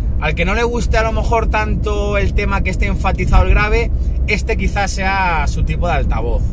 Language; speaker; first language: Spanish; native; Spanish